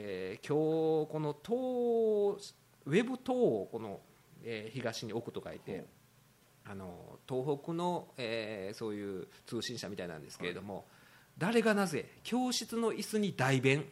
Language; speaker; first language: Japanese; native; Japanese